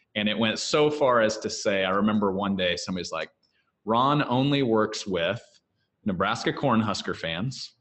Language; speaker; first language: English; native; English